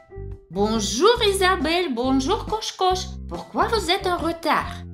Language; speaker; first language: French; non-native, fluent; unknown